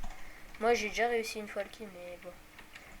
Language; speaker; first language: French; native; French